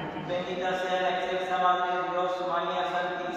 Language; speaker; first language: Spanish; native; Spanish